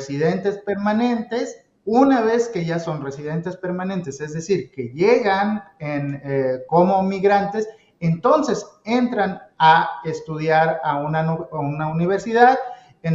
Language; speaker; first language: Spanish; native; Spanish